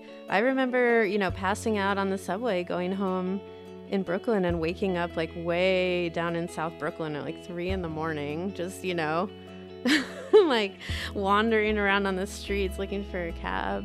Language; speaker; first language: English; native; English